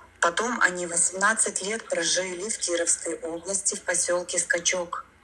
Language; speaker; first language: Russian; non-native, local second language; Ukrainian